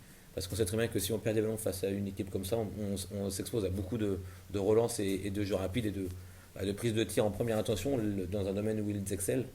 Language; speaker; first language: French; native; French